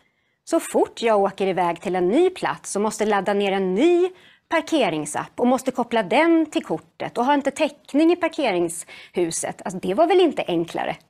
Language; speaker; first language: Swedish; native; Swedish